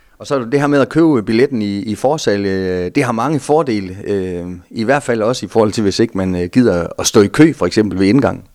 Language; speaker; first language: Danish; native; Danish